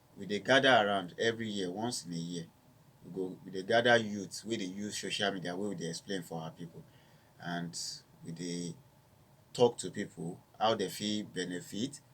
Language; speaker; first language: Nigerian Pidgin; non-native, local second language; Yoruba